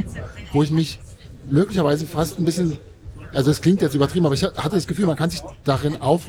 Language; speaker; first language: German; native; German